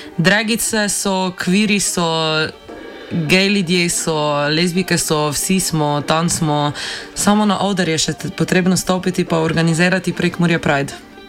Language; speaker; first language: Slovenian; native; Slovenian